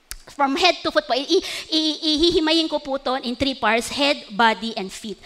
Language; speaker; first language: English; non-native, local second language; Filipino